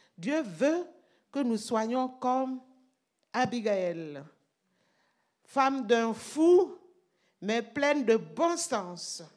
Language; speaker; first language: French; non-native, local second language; Mossi